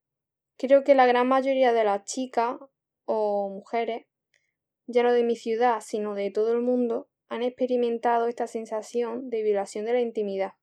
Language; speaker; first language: Spanish; native; Spanish